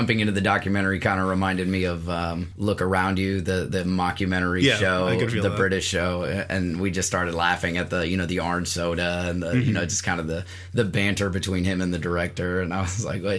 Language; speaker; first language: English; native; English